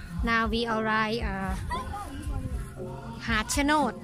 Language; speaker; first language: English; non-native, learner; Thai